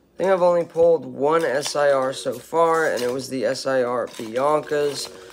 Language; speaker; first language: English; native; English